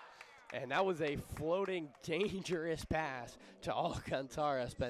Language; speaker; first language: English; native; English